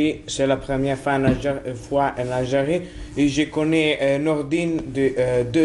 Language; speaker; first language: French; non-native, learner; Italian